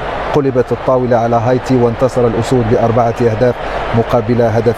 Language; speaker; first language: Arabic; native; Arabic